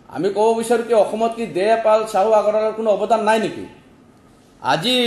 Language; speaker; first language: Assamese; non-native, local second language; Bangla